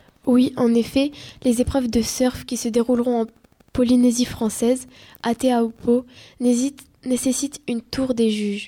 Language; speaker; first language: French; native; French